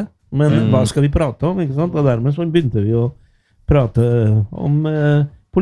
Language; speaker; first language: Norwegian; non-native, fluent; Spanish